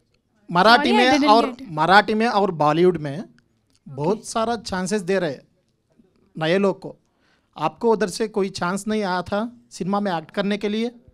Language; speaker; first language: Hindi; non-native, local second language; Telugu